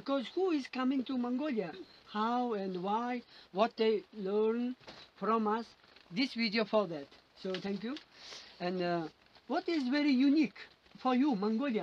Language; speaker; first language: English; non-native, learner; Mongolian